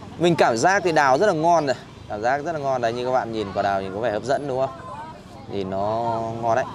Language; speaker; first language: Vietnamese; native; Vietnamese